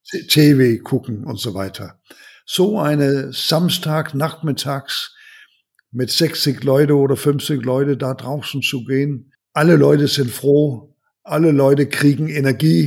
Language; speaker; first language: German; non-native, learner; Danish